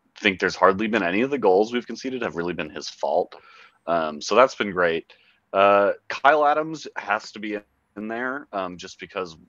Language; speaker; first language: English; native; English